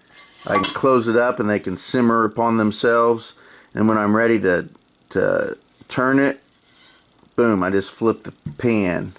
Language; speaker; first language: English; native; English